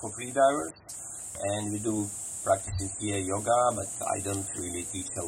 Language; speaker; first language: English; non-native, fluent; Russian